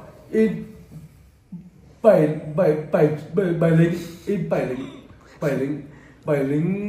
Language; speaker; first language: English; non-native, learner; Vietnamese